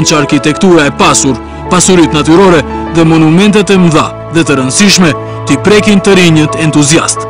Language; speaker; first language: Albanian; native; Albanian